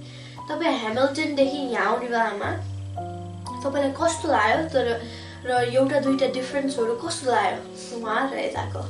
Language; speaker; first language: Nepali; early bilingual, heritage; Nepali